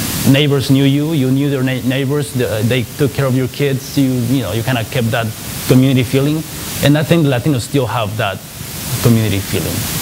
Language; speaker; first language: English; non-native, fluent; Spanish